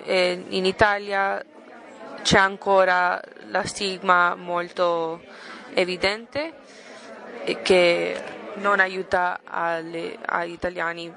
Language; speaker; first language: Italian; non-native, learner; English